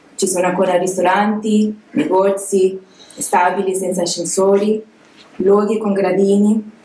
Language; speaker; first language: Italian; non-native, fluent; English